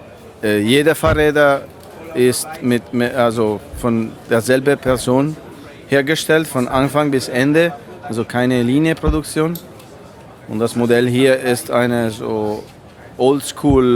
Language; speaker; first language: German; non-native, fluent; Italian